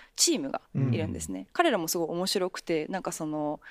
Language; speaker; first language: Japanese; native; Japanese